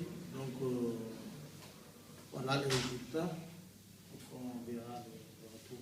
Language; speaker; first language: French; non-native, local second language; Malagasy